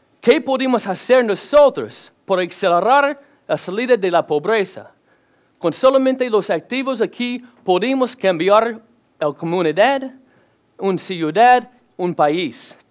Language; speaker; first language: Spanish; non-native, learner; English